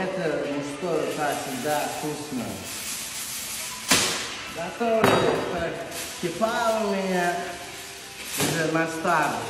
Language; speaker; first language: Russian; non-native, learner; Turkmen